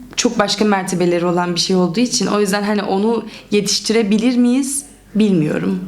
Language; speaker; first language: Turkish; native; Turkish